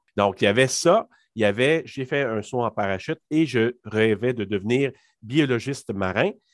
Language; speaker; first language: French; native; French